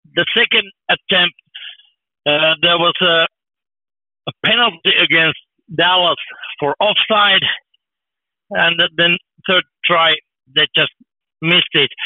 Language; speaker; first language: English; non-native, fluent; Finnish